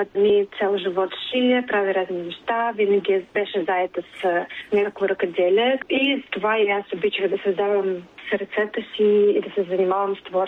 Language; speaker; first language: Bulgarian; non-native, learner; Russian